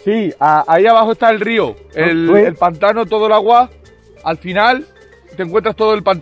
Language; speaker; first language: Spanish; native; Spanish